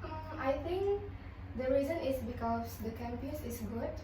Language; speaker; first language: English; non-native, learner; Indonesian